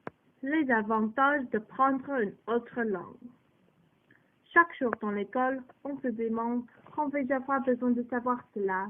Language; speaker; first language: French; non-native, learner; English